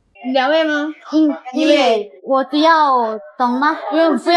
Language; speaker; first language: Chinese; non-native, learner; Korean